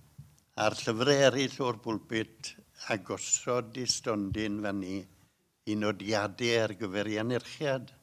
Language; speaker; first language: Welsh; native; Welsh